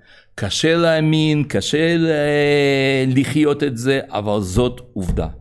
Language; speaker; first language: Hebrew; non-native, fluent; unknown